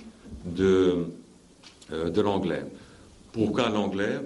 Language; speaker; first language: French; non-native, fluent; Portuguese